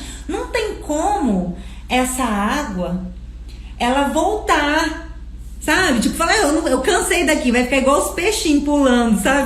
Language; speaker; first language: Portuguese; native; Portuguese